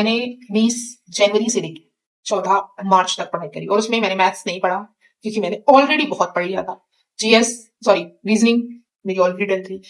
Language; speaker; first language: Hindi; native; Hindi